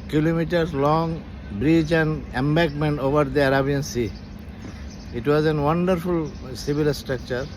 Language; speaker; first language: English; non-native, local second language; Bangla